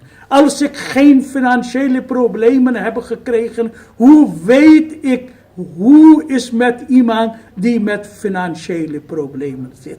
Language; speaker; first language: Dutch; non-native, fluent; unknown